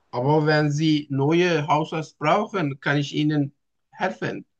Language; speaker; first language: German; non-native, learner; Turkish